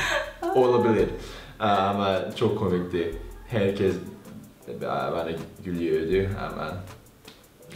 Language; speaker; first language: Turkish; non-native, learner; Korean